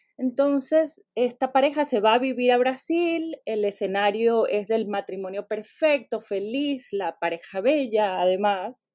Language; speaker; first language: Spanish; native; Spanish